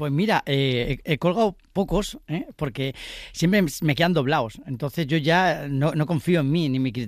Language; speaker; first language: Spanish; native; Spanish